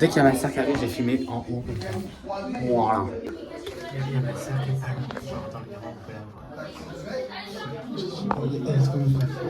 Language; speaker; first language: French; native; French